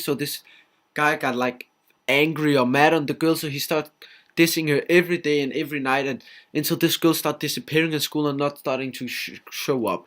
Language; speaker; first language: English; non-native, fluent; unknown